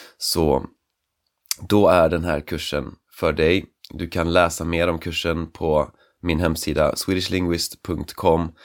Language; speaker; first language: Swedish; native; Swedish